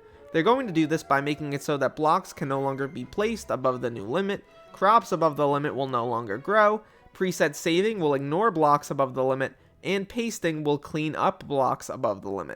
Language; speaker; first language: English; native; English